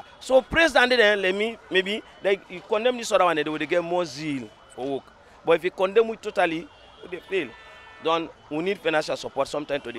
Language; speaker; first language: English; non-native, local second language; Krio